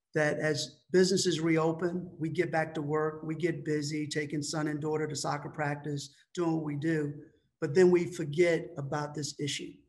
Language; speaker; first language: English; native; English